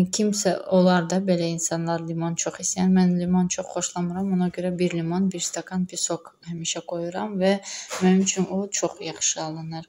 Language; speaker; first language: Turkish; non-native, learner; Azerbaijani